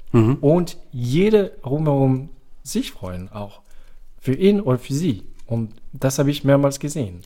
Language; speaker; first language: German; non-native, fluent; French